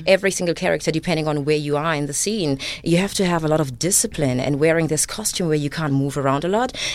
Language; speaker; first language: English; non-native, fluent; German